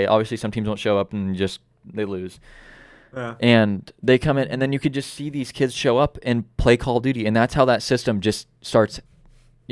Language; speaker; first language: English; native; English